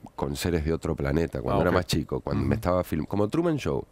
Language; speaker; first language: Spanish; native; Spanish